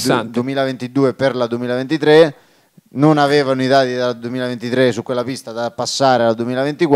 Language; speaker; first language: Italian; native; Italian